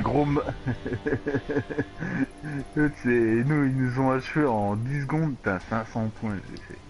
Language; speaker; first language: French; native; French